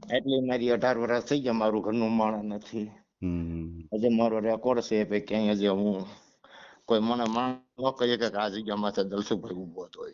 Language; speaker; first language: Gujarati; native; Gujarati